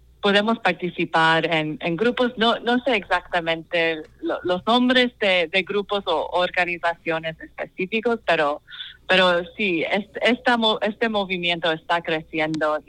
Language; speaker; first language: Spanish; non-native, fluent; English